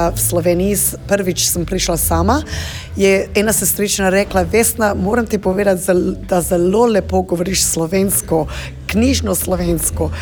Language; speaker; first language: Slovenian; early bilingual, heritage; Slovenian